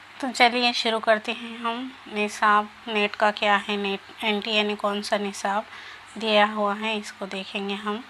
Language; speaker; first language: Urdu; native; Urdu